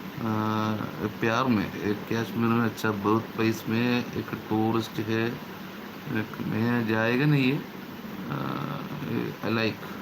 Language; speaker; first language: Hindi; non-native, local second language; Malayalam